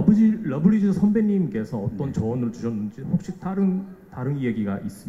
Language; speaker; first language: Korean; non-native, fluent; Japanese